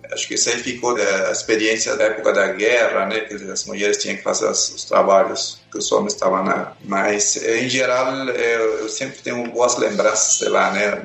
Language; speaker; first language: Portuguese; non-native, fluent; Spanish